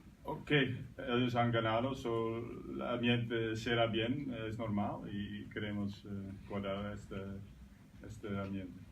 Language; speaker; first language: Spanish; non-native, learner; Dutch